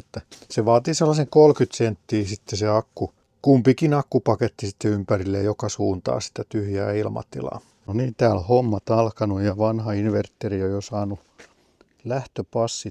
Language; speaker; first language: Finnish; native; Finnish